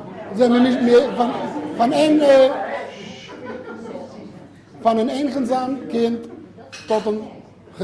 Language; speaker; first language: Dutch; non-native, learner; Hebrew